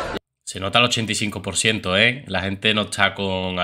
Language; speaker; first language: Spanish; native; Spanish